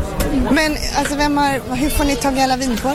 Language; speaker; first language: Swedish; native; Swedish